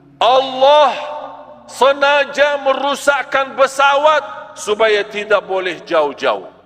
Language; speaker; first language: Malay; non-native, fluent; Arabic